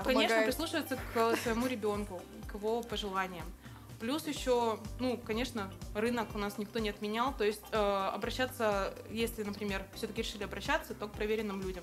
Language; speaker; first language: Russian; native; Russian